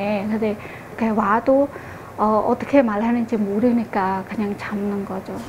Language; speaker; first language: Korean; non-native, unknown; Khmer